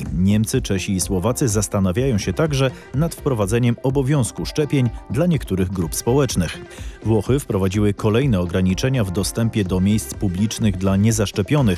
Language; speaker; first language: Polish; native; Polish